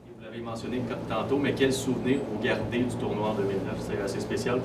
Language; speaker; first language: French; native; French